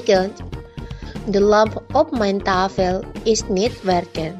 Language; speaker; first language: Dutch; non-native, learner; Indonesian